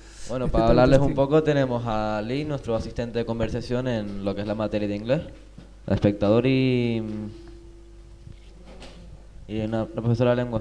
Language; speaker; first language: Spanish; native; Spanish